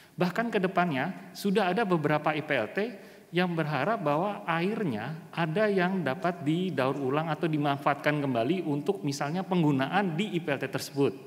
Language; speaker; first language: Indonesian; native; Indonesian